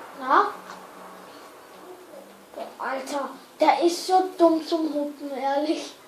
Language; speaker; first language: German; native; German